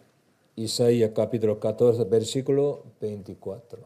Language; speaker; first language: Spanish; non-native, learner; Korean